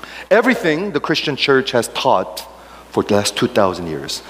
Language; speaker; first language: English; non-native, fluent; Korean